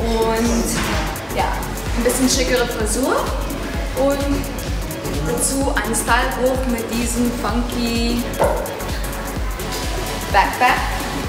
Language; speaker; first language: German; non-native, fluent; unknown